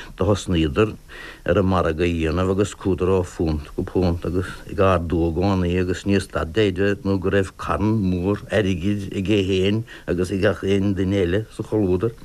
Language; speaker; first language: Irish; non-native, local second language; English